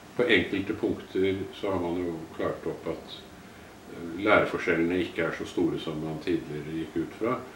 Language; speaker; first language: Norwegian; native; Norwegian